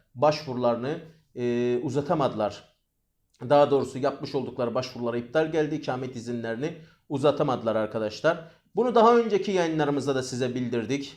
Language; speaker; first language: Turkish; native; Turkish